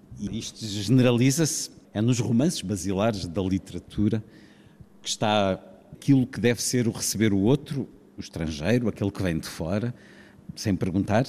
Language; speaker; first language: Portuguese; native; Portuguese